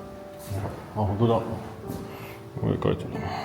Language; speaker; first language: Japanese; non-native, fluent; French